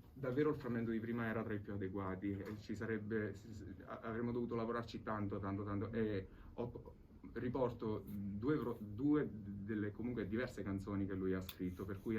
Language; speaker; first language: Italian; native; Italian